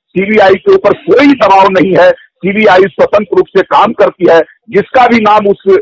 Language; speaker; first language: Hindi; native; Hindi